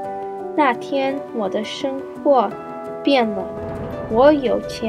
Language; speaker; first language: Chinese; non-native, learner; English